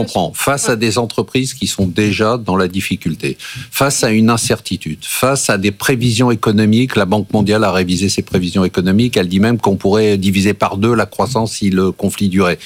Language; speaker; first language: French; native; French